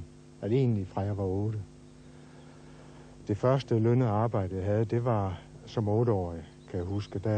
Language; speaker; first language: Danish; native; Danish